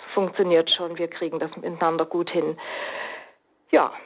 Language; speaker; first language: German; native; German